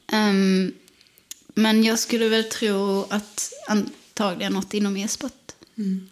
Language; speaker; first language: Swedish; native; Swedish